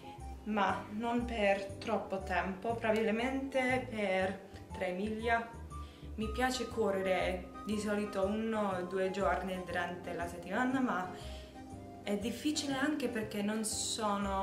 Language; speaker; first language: Italian; non-native, learner; English